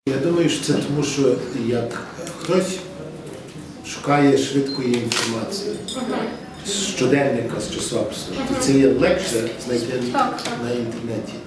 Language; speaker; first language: Ukrainian; early bilingual, heritage; English